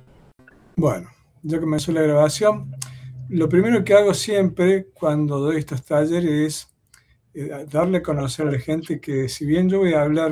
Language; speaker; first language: Spanish; native; Spanish